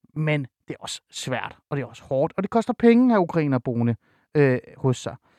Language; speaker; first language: Danish; early bilingual, other home language; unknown